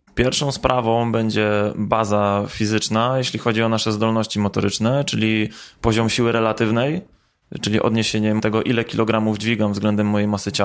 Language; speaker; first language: Polish; native; Polish